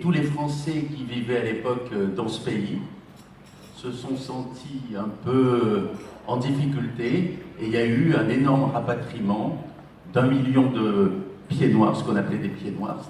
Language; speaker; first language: French; native; French